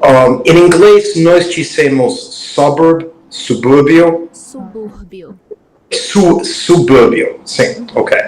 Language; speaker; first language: Portuguese; non-native, learner; English